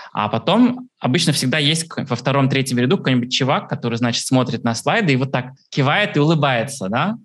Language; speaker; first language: Russian; early bilingual, heritage; Russian